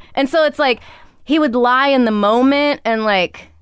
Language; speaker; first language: English; native; English